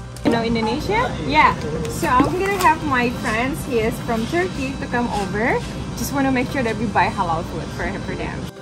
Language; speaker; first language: English; non-native, fluent; Indonesian